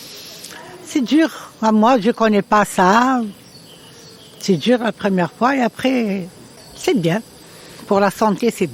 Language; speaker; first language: French; non-native, learner; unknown